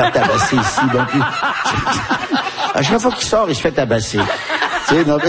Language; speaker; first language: French; early bilingual, other home language; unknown